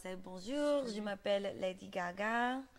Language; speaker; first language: French; non-native, learner; English